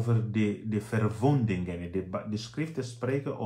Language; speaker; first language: Dutch; non-native, fluent; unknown